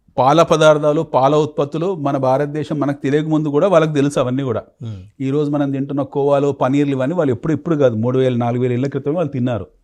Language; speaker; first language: Telugu; native; Telugu